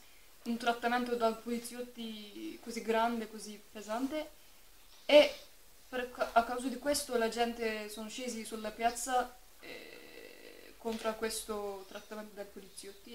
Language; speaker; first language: Italian; non-native, fluent; Turkish